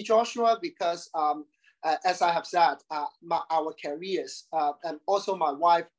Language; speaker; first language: English; non-native, local second language; Cantonese